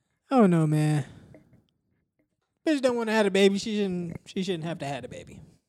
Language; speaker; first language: English; native; English